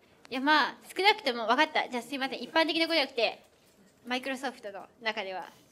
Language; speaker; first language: Japanese; native; Japanese